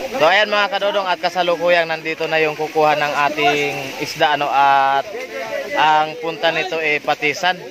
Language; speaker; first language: Filipino; non-native, local second language; Masbatenyo